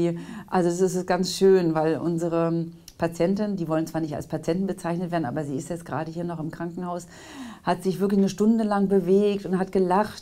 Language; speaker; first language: German; native; German